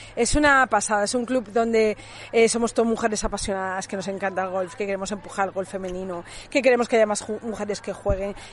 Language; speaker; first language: Spanish; non-native, fluent; Swedish